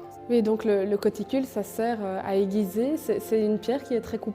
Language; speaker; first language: French; native; French